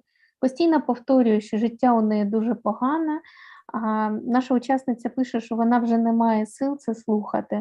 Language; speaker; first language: Ukrainian; native; Ukrainian